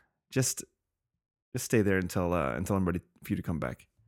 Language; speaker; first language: English; native; English